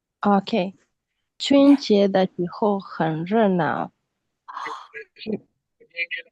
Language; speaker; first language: Chinese; non-native, learner; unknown